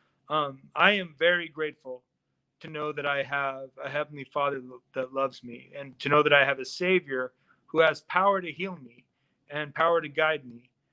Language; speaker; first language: English; native; English